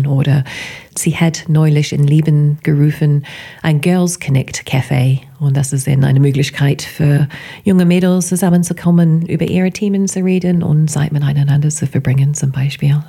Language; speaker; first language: German; non-native, fluent; English